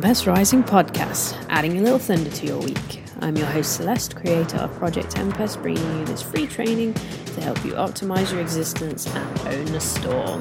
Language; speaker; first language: English; native; English